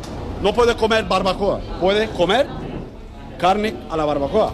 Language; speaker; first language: Spanish; non-native, learner; Turkish